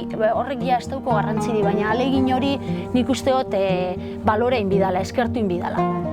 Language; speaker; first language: Basque; native; Basque